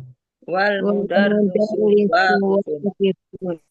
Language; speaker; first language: Arabic; non-native, learner; Indonesian